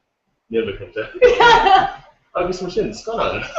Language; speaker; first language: Irish; non-native, local second language; English